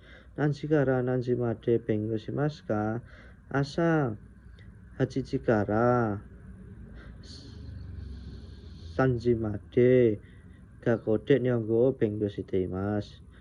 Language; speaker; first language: Japanese; non-native, learner; Indonesian